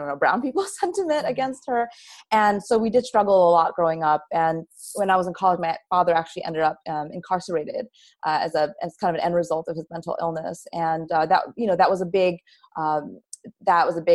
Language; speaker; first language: English; native; English